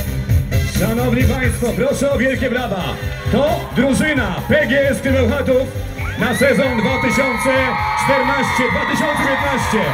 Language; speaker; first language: Polish; native; Polish